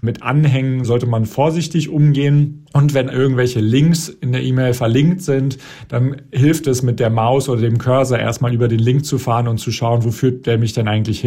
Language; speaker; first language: German; native; German